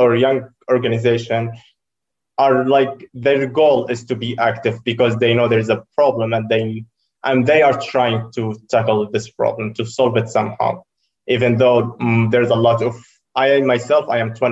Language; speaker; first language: English; non-native, fluent; Arabic